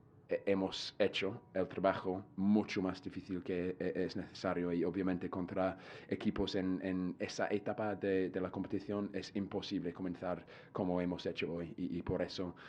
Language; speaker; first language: Spanish; non-native, fluent; English